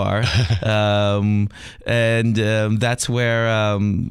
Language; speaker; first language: English; non-native, local second language; Filipino